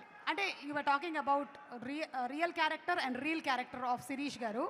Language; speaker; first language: Telugu; native; Telugu